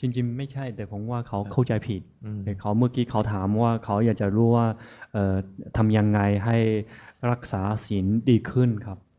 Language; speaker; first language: Thai; non-native, fluent; Chinese